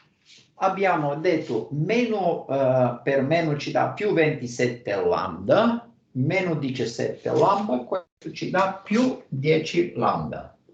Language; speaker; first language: Italian; non-native, fluent; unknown